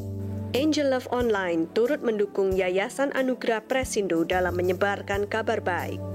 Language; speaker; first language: Indonesian; native; Indonesian